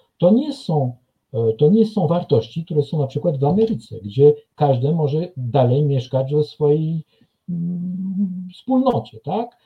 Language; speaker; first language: Polish; non-native, fluent; French